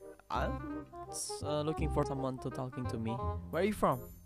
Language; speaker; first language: English; non-native, learner; Indonesian